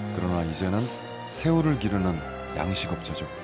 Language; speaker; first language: Korean; native; Korean